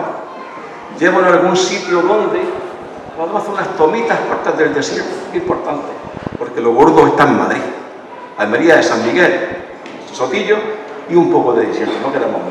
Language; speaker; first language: Spanish; native; Spanish